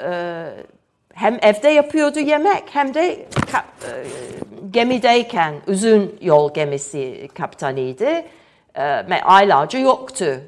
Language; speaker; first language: Turkish; non-native, fluent; English